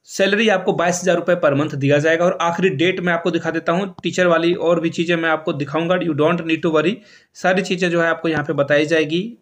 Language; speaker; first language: Hindi; native; Hindi